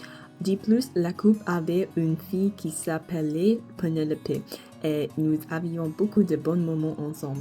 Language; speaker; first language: French; non-native, learner; English